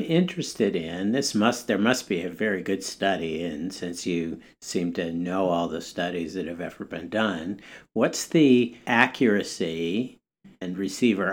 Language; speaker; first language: English; native; English